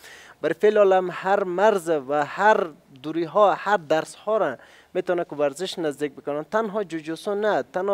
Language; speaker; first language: Persian; native; Persian